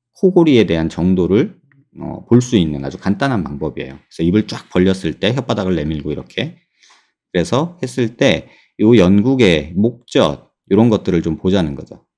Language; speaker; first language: Korean; native; Korean